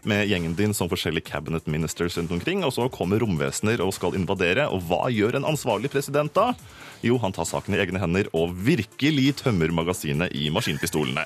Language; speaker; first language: Norwegian; native; Norwegian